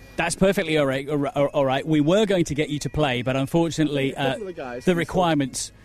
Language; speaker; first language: English; native; English